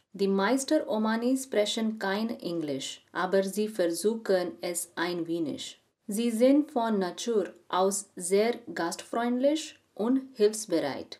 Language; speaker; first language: German; non-native, learner; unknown